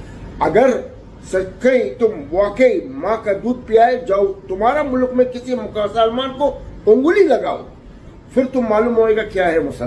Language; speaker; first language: Hindi; non-native, fluent; Arabic